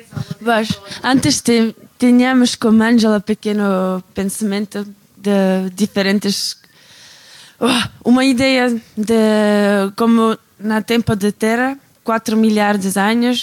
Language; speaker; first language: Portuguese; non-native, learner; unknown